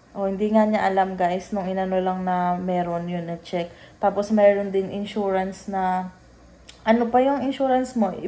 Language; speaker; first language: Filipino; native; Filipino